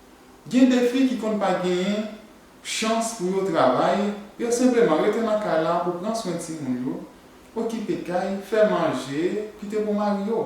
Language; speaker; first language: French; non-native, learner; Haitian Creole